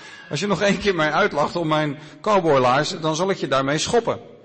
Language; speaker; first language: Dutch; native; Dutch